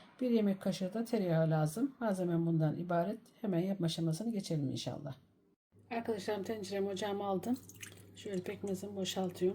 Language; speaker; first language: Turkish; native; Turkish